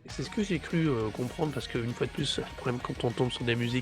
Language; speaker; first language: French; native; French